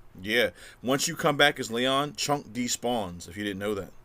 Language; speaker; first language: English; native; English